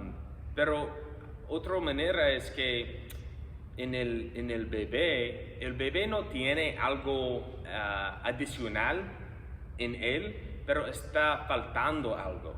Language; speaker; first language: Spanish; non-native, fluent; English